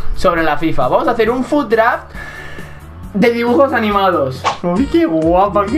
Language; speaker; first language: Spanish; native; Spanish